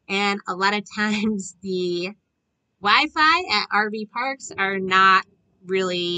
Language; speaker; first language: English; native; English